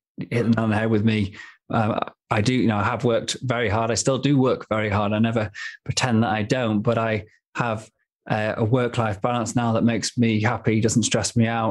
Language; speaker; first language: English; native; English